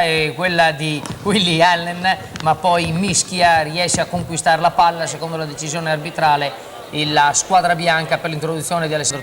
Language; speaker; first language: Italian; native; Italian